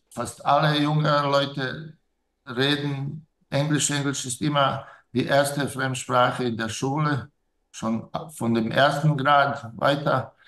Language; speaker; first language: German; non-native, fluent; Serbian